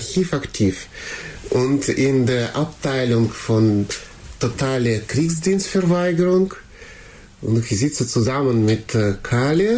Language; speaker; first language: German; non-native, fluent; Russian